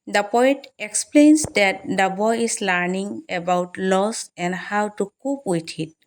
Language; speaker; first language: English; non-native, local second language; Assamese